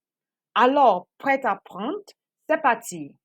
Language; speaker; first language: French; non-native, fluent; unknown